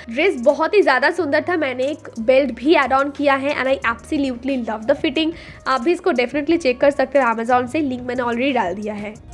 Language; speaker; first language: Hindi; non-native, local second language; Bangla